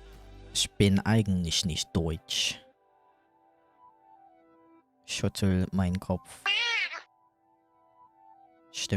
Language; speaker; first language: German; non-native, fluent; English